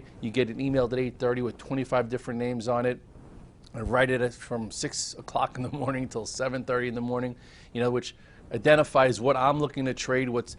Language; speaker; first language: English; native; English